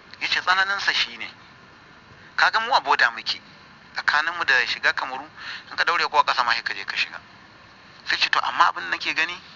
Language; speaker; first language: Hausa; native; Hausa